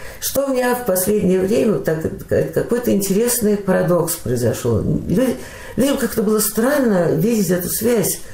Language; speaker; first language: Russian; native; Russian